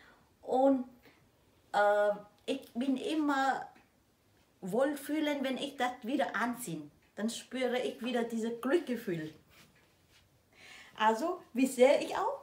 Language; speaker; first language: German; non-native, learner; Vietnamese